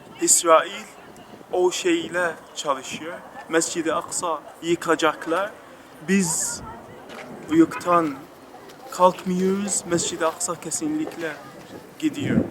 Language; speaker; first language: Turkish; non-native, learner; Arabic